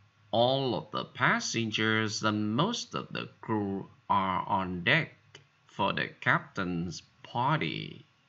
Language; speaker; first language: English; non-native, fluent; Vietnamese